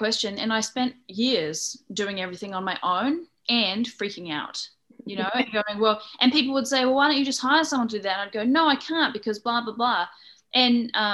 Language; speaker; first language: English; native; English